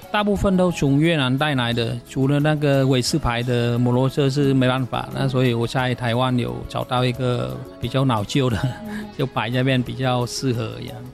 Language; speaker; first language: Chinese; non-native, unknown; Vietnamese